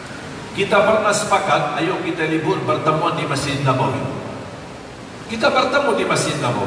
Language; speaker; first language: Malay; non-native, fluent; Arabic